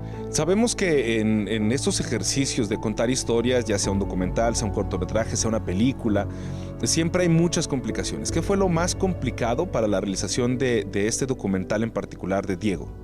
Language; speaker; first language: Spanish; native; Spanish